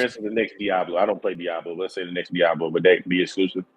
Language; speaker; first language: English; native; English